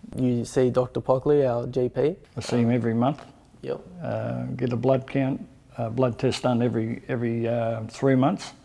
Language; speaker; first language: English; native; English